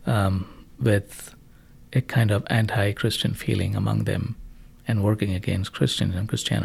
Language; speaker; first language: English; non-native, local second language; Malayalam